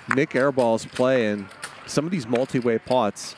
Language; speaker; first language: English; native; English